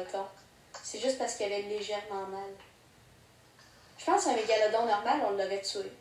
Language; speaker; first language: French; native; French